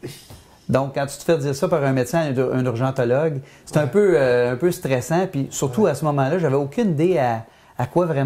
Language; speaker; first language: French; native; French